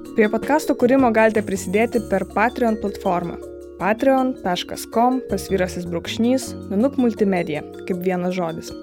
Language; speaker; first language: Lithuanian; non-native, local second language; Polish